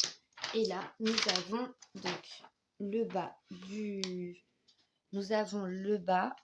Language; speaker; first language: French; native; French